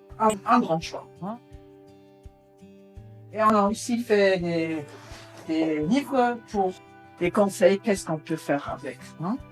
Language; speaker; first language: French; non-native, fluent; German